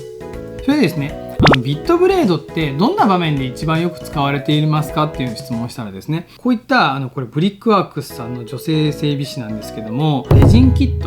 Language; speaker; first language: Japanese; native; Japanese